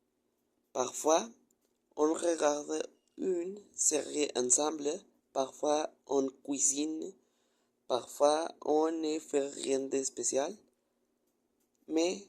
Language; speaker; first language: French; non-native, learner; Spanish